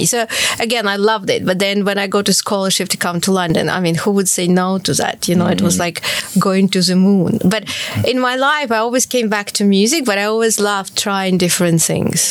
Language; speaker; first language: English; non-native, fluent; Ukrainian